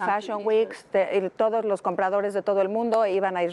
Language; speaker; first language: Spanish; native; Spanish